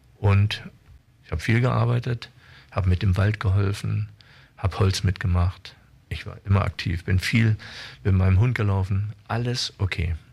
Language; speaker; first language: German; native; German